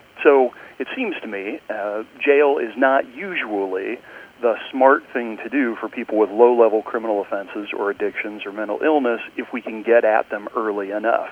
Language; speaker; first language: English; native; English